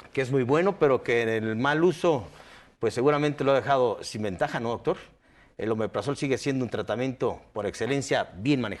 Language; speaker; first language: Spanish; native; Spanish